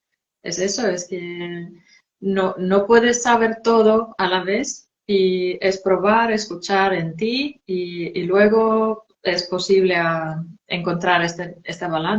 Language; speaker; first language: Spanish; non-native, fluent; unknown